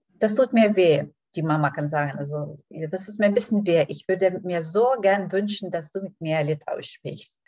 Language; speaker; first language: German; non-native, fluent; Lithuanian